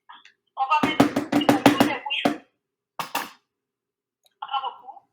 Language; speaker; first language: French; non-native, learner; Spanish